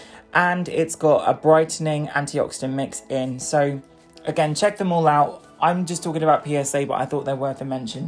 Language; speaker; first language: English; native; English